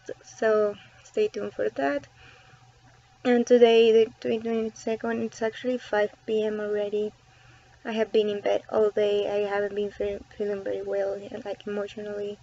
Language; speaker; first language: English; non-native, fluent; Spanish